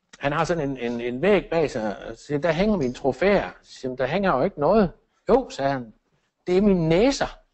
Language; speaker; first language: Danish; native; Danish